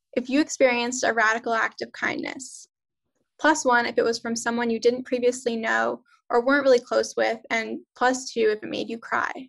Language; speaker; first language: English; native; English